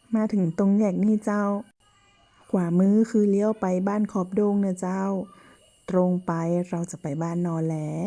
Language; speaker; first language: Thai; native; Thai